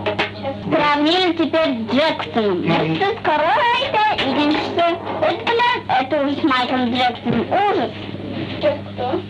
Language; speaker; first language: Russian; native; Russian